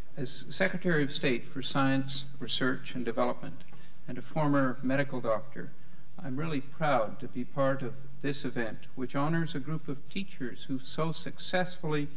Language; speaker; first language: English; native; English